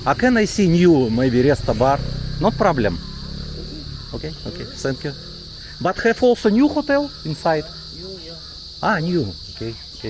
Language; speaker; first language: English; non-native, learner; Russian